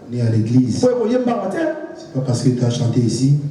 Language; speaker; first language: French; non-native, local second language; Lingala